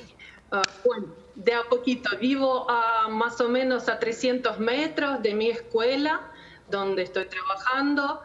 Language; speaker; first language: Spanish; non-native, learner; Ukrainian